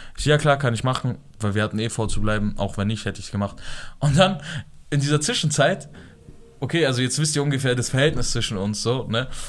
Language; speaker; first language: German; early bilingual, other home language; Persian